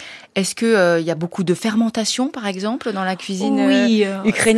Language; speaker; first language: French; native; French